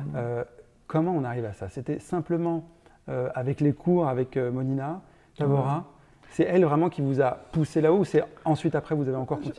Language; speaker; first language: French; native; French